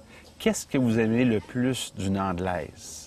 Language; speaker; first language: French; native; French